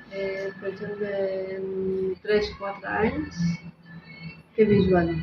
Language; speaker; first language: Catalan; non-native, local second language; Spanish